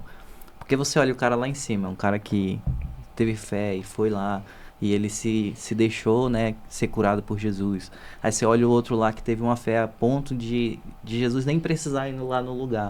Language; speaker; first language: Portuguese; native; Portuguese